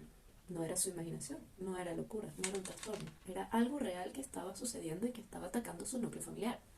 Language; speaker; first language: Spanish; native; Spanish